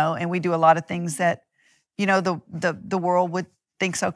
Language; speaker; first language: English; native; English